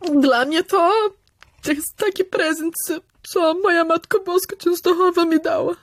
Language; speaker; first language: Polish; early bilingual, heritage; Polish